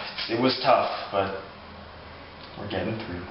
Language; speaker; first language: English; native; English